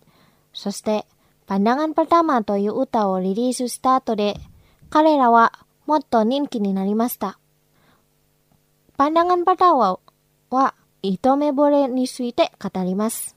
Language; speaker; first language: Japanese; non-native, fluent; Indonesian